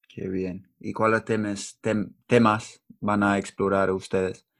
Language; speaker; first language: Spanish; non-native, learner; English